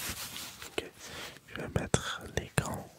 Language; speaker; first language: French; non-native, learner; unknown